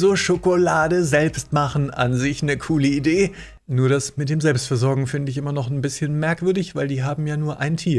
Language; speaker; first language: German; native; German